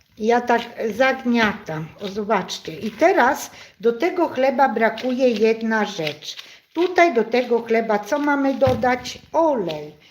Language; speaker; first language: Polish; native; Polish